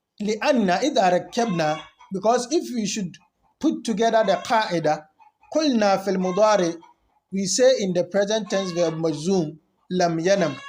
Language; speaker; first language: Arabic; non-native, fluent; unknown